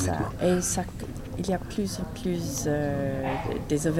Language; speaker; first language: French; non-native, learner; English